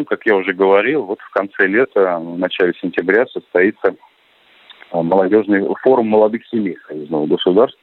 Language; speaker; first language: Russian; native; Russian